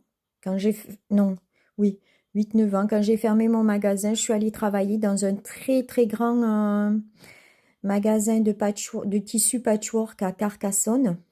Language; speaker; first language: French; native; French